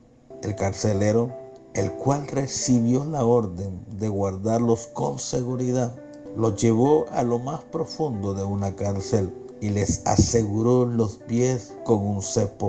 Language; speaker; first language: Spanish; native; Spanish